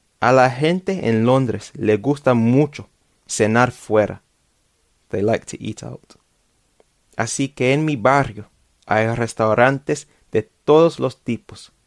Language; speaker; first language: Spanish; non-native, fluent; English